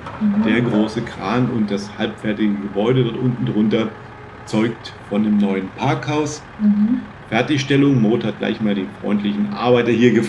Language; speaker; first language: German; native; German